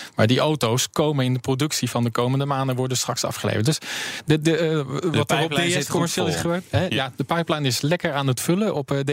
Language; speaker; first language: Dutch; early bilingual, heritage; Dutch